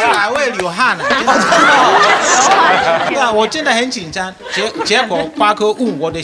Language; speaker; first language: Chinese; non-native, learner; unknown